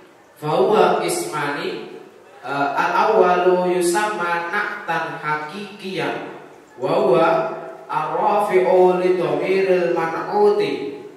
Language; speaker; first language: Arabic; non-native, learner; Indonesian